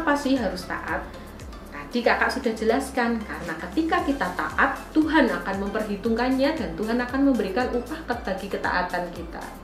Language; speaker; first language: Indonesian; native; Indonesian